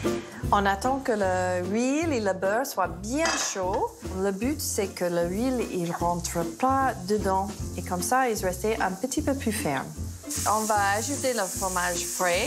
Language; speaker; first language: French; non-native, fluent; English